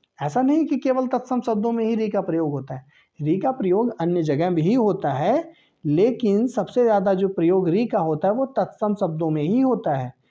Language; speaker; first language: Hindi; native; Hindi